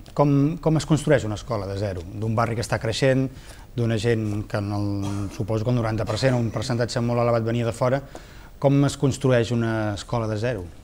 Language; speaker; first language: Catalan; native; Catalan